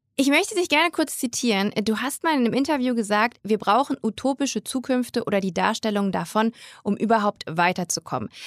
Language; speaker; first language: German; native; German